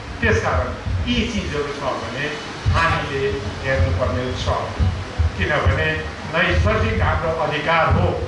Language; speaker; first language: Nepali; non-native, local second language; Newari